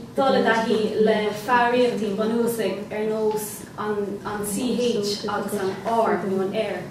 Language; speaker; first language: Irish; non-native, local second language; English